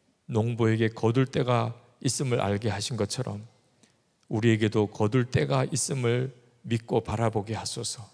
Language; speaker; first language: Korean; native; Korean